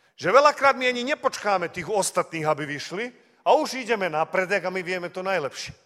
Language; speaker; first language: Slovak; early bilingual, heritage; Slovak